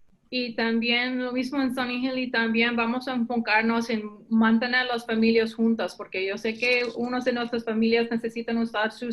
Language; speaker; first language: Spanish; early bilingual, heritage; English